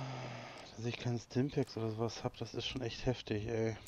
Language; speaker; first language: German; native; German